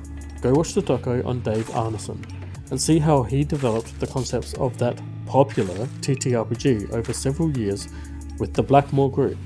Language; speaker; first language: English; native; English